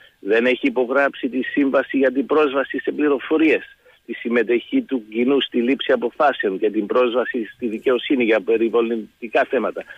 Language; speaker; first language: Greek; early bilingual, heritage; Greek